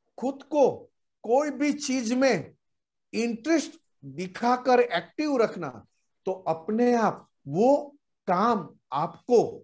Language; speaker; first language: Hindi; non-native, local second language; Gujarati